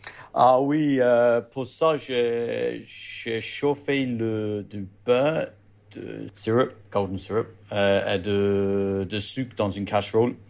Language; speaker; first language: French; non-native, learner; English